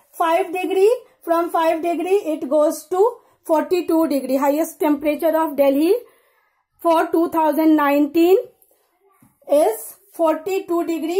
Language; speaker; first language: English; non-native, local second language; Hindi